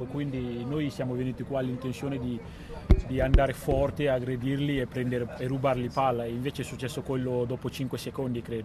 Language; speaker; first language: Italian; non-native, fluent; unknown